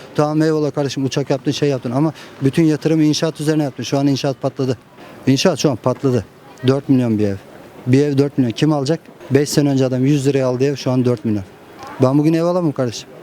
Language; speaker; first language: Turkish; native; Turkish